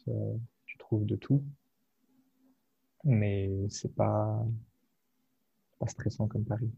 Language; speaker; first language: French; native; French